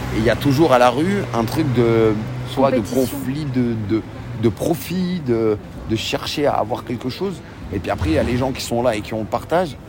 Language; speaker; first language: French; native; French